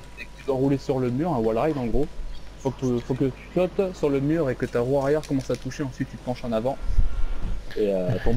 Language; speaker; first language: French; native; French